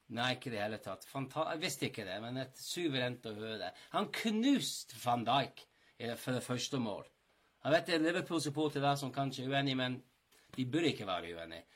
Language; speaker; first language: Norwegian; non-native, fluent; English